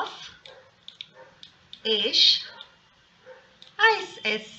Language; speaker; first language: German; non-native, fluent; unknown